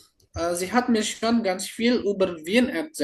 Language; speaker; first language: German; non-native, fluent; Indonesian